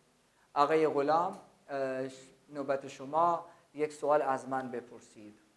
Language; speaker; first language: Persian; non-native, fluent; Urdu